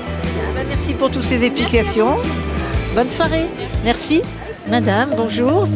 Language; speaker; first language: French; native; French